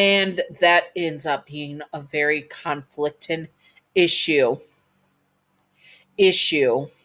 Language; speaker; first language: English; native; English